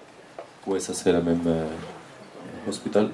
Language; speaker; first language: French; non-native, fluent; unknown